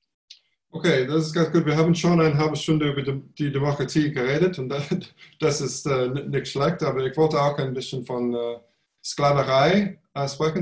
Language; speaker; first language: German; non-native, fluent; English